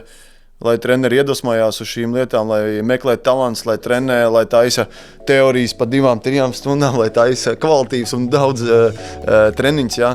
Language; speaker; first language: Latvian; native; Latvian